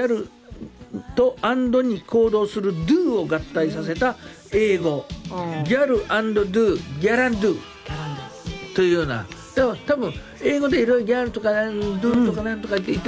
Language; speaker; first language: Japanese; native; Japanese